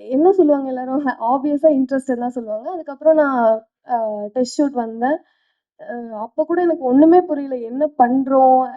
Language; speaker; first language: Tamil; native; Tamil